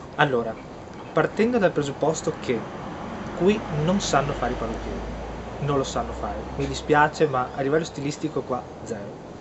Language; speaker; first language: Italian; native; Italian